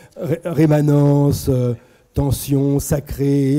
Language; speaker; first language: French; native; French